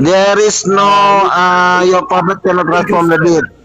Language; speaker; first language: English; non-native, learner; Indonesian